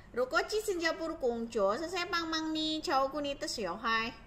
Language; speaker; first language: Chinese; non-native, learner; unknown